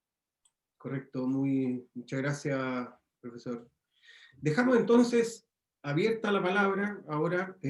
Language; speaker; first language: Spanish; native; Spanish